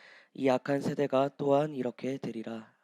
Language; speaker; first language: Korean; native; Korean